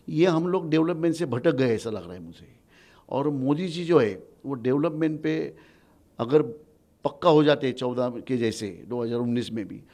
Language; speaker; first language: Hindi; non-native, local second language; Gujarati